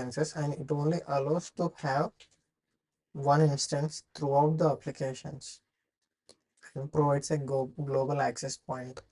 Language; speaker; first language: English; non-native, fluent; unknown